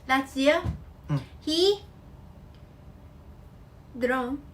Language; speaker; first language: English; non-native, learner; Vietnamese